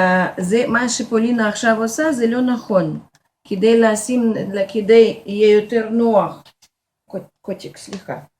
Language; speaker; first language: Hebrew; non-native, fluent; Russian